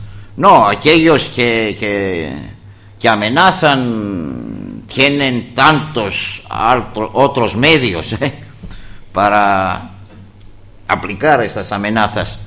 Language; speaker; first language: Spanish; non-native, learner; Greek